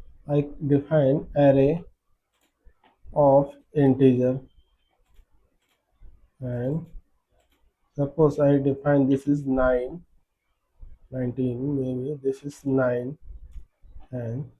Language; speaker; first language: English; non-native, local second language; Hindi